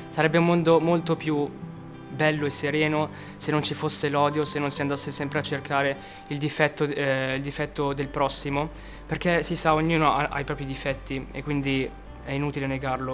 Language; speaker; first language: Italian; early bilingual, other home language; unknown